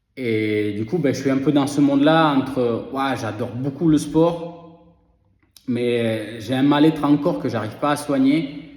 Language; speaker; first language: French; early bilingual, other home language; Spanish